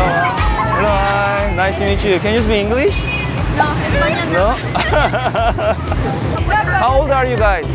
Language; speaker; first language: English; non-native, learner; Korean